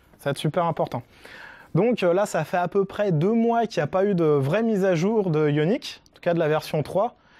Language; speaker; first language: French; native; French